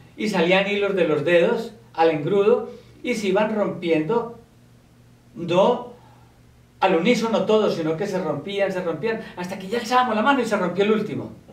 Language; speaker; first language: Spanish; native; Spanish